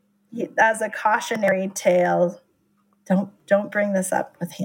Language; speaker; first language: English; native; English